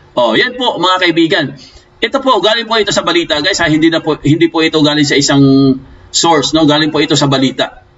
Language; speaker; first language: Filipino; non-native, local second language; Cebuano